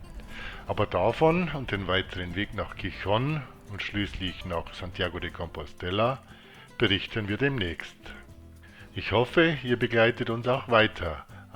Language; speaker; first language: German; native; German